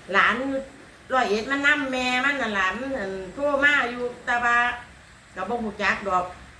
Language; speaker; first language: Thai; native; Thai